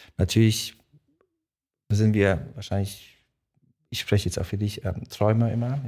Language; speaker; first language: German; early bilingual, other home language; Polish